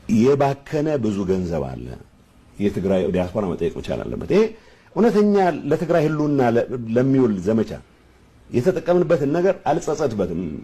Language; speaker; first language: Amharic; non-native, local second language; Tigrinya